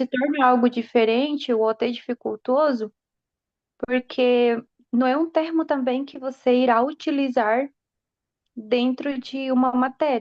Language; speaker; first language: Portuguese; non-native, fluent; Spanish